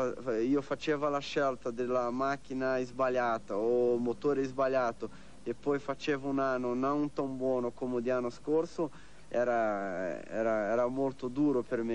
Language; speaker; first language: Italian; non-native, fluent; Portuguese